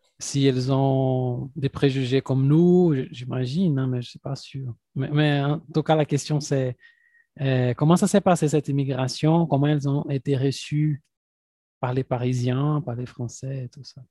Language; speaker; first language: French; non-native, fluent; Portuguese